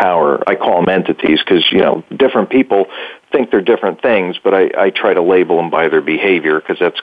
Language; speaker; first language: English; native; English